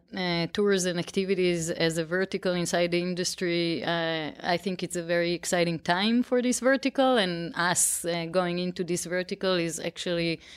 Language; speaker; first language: English; non-native, fluent; Hebrew